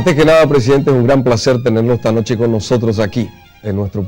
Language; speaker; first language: Spanish; native; Spanish